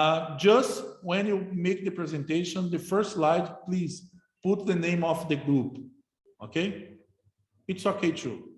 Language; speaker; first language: English; non-native, fluent; Portuguese